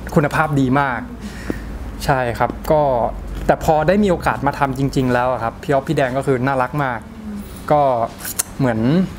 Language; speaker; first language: Thai; native; Thai